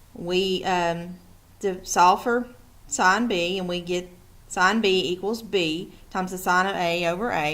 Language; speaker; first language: English; native; English